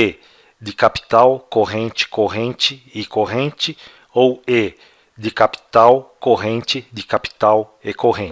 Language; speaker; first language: Portuguese; native; Portuguese